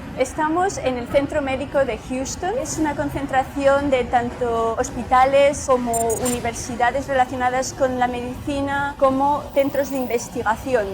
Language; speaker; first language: Spanish; native; Spanish